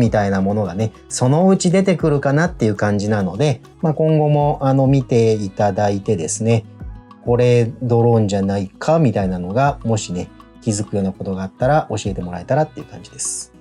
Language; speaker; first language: Japanese; native; Japanese